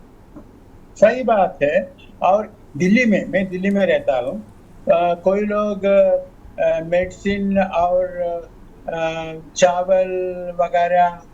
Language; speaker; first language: Hindi; non-native, local second language; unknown